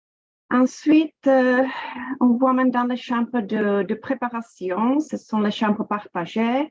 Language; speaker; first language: French; non-native, fluent; Czech